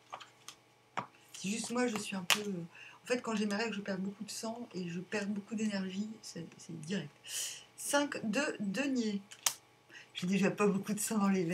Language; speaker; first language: French; native; French